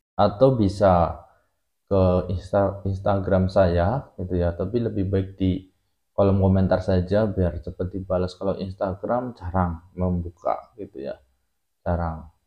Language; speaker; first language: Indonesian; native; Indonesian